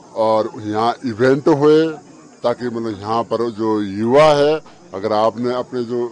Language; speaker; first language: Hindi; native; Hindi